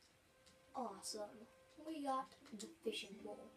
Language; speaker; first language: English; native; English